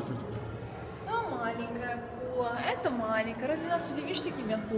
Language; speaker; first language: Russian; native; Russian